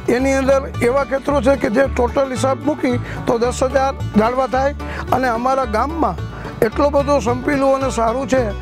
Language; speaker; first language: Gujarati; native; Gujarati